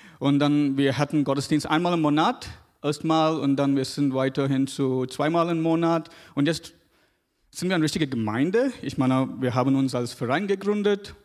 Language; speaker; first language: German; non-native, fluent; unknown